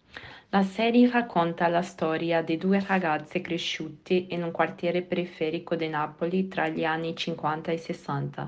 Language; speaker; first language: Italian; non-native, learner; Portuguese